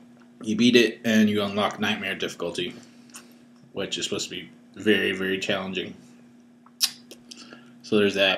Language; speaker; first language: English; native; English